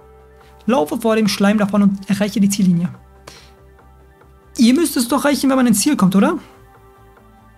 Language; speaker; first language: German; native; German